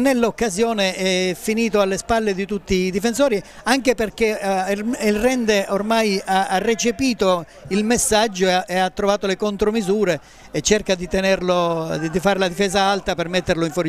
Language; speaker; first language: Italian; native; Italian